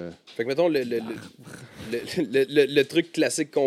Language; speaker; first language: French; native; French